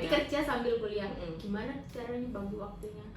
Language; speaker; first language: Indonesian; native; Indonesian